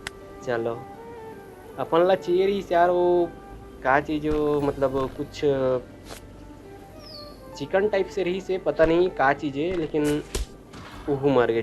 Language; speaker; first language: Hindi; non-native, local second language; Chhattisgarhi